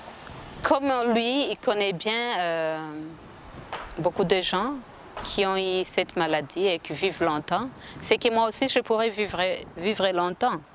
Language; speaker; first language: French; non-native, local second language; Kinyarwanda